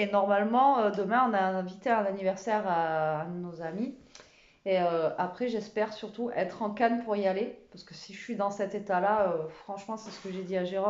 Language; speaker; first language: French; native; French